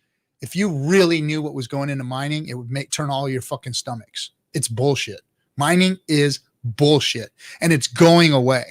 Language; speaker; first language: English; native; English